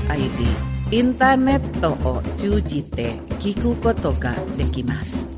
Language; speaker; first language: Japanese; non-native, fluent; Indonesian